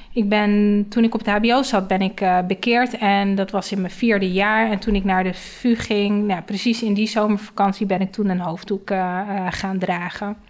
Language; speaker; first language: Dutch; native; Dutch